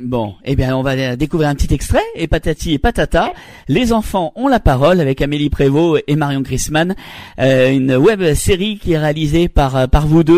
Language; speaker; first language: French; native; French